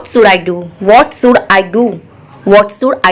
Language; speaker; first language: English; non-native, local second language; Hindi